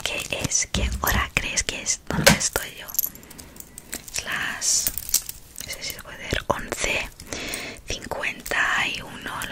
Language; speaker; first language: Spanish; non-native, learner; English